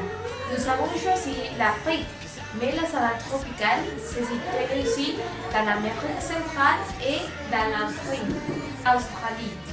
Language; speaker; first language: French; non-native, learner; Spanish